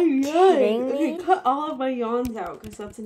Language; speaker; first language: English; native; English